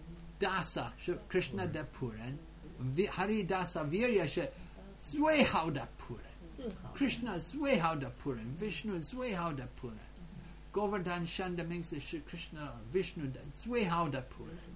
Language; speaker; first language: Chinese; non-native, fluent; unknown